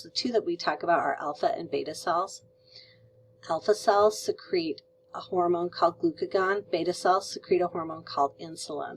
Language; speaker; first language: English; native; English